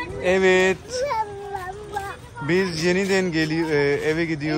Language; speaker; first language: Turkish; non-native, learner; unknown